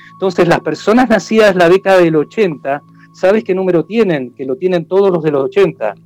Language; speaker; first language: Spanish; native; Spanish